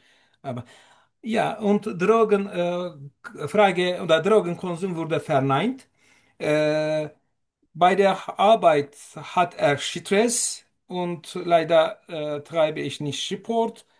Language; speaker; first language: German; non-native, fluent; Turkish